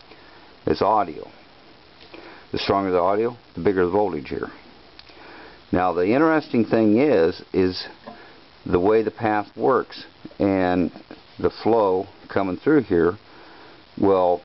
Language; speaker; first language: English; native; English